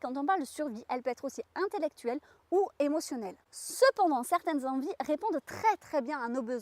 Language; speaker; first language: French; native; French